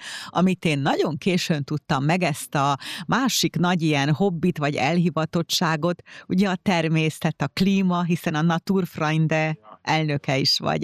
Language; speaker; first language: Hungarian; native; Hungarian